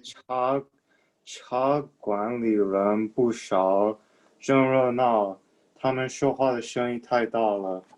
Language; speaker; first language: Chinese; non-native, learner; English